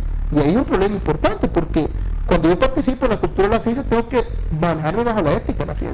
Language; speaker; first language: Spanish; native; Spanish